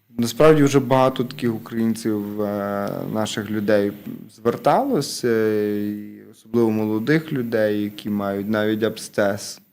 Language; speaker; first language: Ukrainian; native; Ukrainian